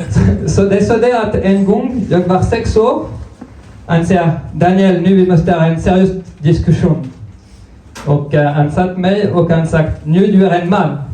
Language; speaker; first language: Swedish; non-native, fluent; French